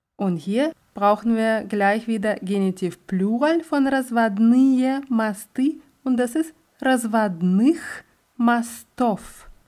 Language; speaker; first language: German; non-native, fluent; Russian